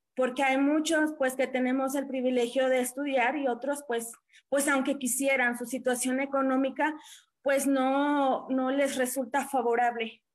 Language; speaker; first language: Spanish; non-native, local second language; Nahuatl languages